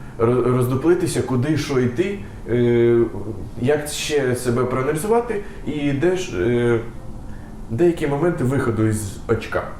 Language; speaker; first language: Ukrainian; non-native, local second language; Russian